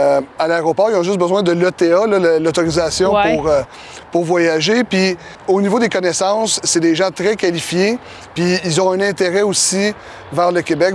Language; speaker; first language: French; native; French